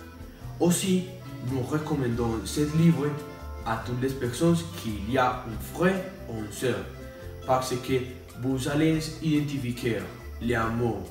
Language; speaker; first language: French; non-native, learner; Spanish